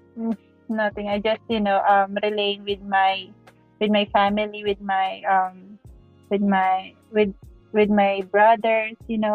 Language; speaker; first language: English; non-native, local second language; Filipino